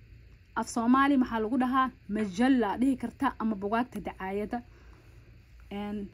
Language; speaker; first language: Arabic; non-native, local second language; Somali